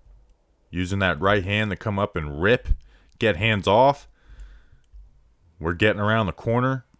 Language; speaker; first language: English; native; English